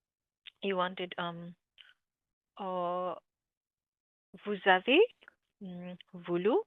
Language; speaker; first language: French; non-native, learner; Bangla